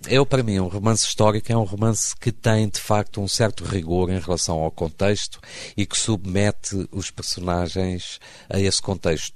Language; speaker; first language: Portuguese; native; Portuguese